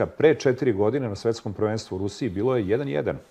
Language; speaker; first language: Serbian; native; Serbian